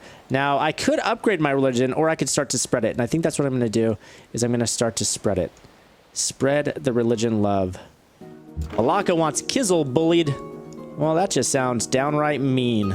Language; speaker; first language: English; native; English